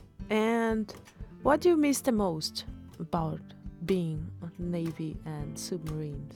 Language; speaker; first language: English; non-native, fluent; Portuguese